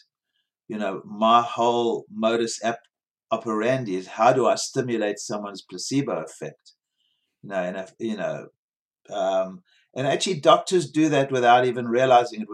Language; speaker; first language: English; native; English